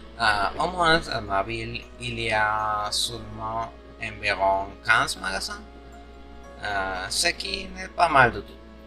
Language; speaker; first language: French; non-native, learner; Spanish